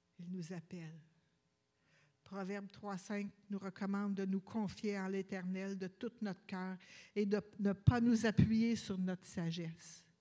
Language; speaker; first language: French; native; French